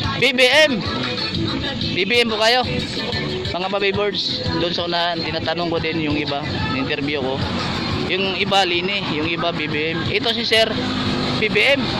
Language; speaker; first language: Filipino; non-native, local second language; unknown